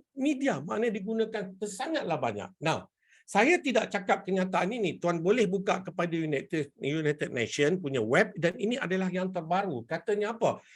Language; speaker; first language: Malay; native; Malay